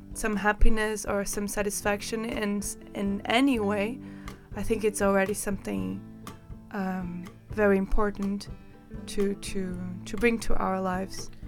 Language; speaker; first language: English; non-native, fluent; Portuguese